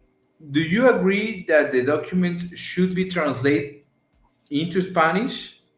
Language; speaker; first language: English; non-native, learner; Spanish